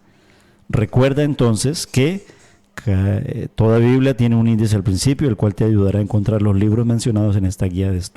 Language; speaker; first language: Spanish; native; Spanish